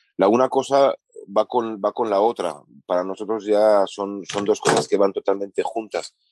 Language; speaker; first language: Spanish; native; Spanish